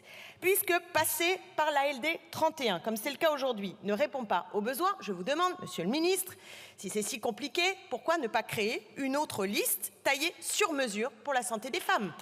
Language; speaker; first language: French; native; French